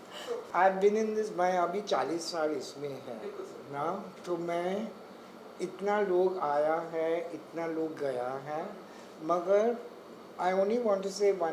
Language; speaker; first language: Hindi; non-native, learner; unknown